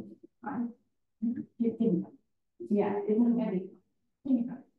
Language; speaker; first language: English; non-native, fluent; Indonesian